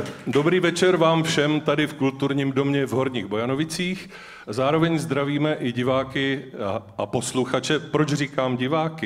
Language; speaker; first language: Czech; native; Czech